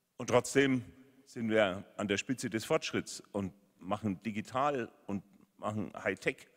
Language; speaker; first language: German; native; German